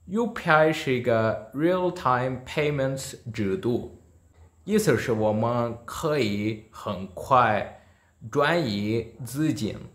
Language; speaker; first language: Chinese; non-native, learner; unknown